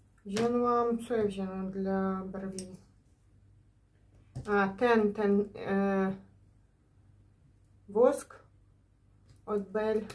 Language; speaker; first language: Polish; non-native, learner; Ukrainian